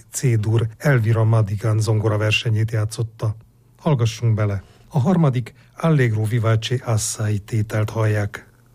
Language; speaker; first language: Hungarian; native; Hungarian